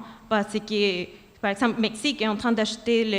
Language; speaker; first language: French; non-native, fluent; Spanish